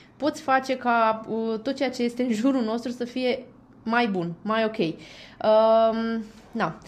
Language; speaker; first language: Romanian; native; Romanian